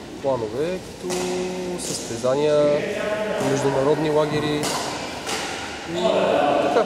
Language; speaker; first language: Bulgarian; native; Bulgarian